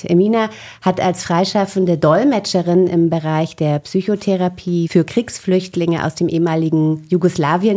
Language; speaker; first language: German; native; German